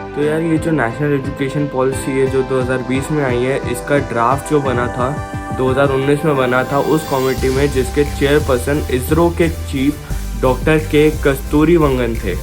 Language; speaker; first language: Hindi; native; Hindi